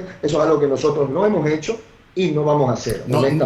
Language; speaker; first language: Spanish; native; Spanish